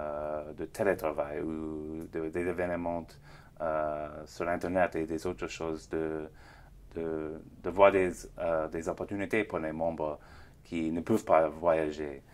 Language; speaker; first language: French; non-native, fluent; English